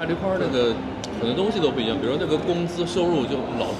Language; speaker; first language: Chinese; native; Chinese